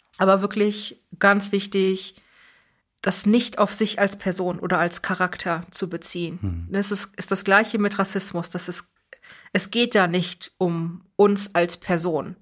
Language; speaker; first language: German; early bilingual, other home language; Persian